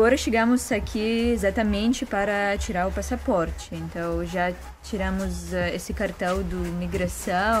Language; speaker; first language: Portuguese; non-native, learner; Russian